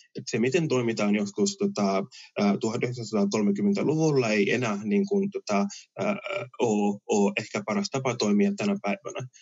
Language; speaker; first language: Finnish; early bilingual, other home language; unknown